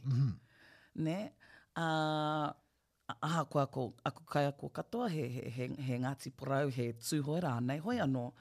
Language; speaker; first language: Māori; non-native, local second language; English